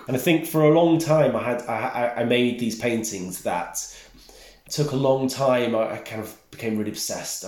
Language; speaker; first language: English; native; English